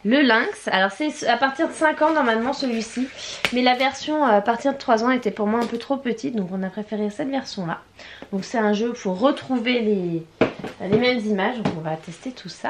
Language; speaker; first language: French; native; French